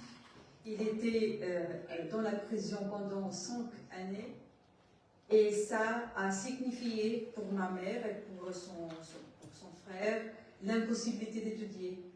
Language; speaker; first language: French; non-native, learner; Portuguese